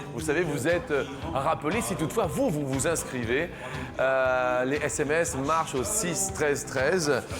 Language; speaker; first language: French; native; French